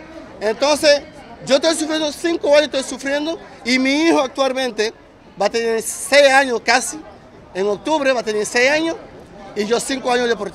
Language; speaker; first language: Spanish; non-native, fluent; Haitian Creole